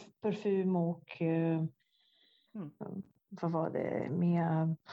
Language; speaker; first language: Swedish; non-native, fluent; Italian